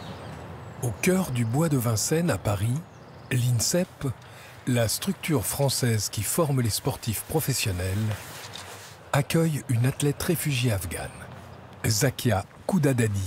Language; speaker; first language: French; native; French